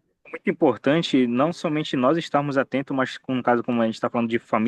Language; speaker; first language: Portuguese; native; Portuguese